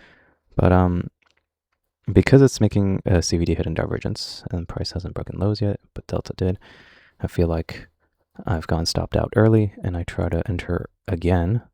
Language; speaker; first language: English; native; English